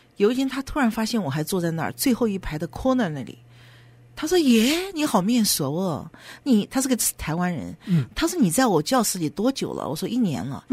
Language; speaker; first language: Chinese; native; Chinese